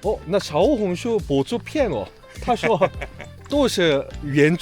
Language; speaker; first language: Chinese; non-native, learner; Korean